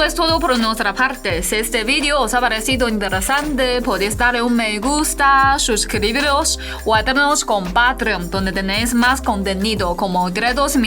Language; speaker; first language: Spanish; non-native, fluent; Chinese